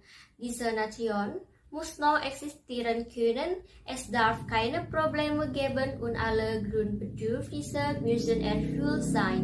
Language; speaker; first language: German; non-native, learner; Indonesian